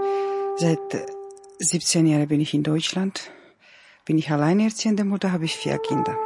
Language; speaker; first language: German; non-native, learner; Georgian